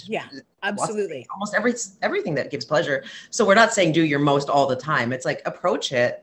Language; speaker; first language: English; native; English